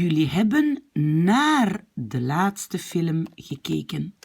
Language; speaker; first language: Dutch; non-native, fluent; French